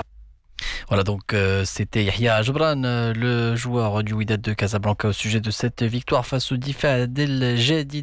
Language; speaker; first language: French; non-native, local second language; Arabic